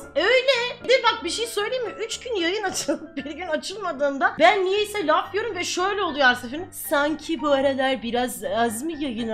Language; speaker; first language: Turkish; native; Turkish